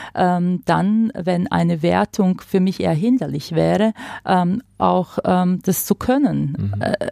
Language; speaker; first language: German; non-native, fluent; Croatian